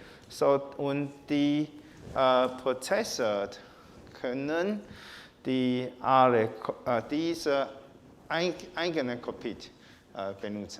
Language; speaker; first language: German; non-native, learner; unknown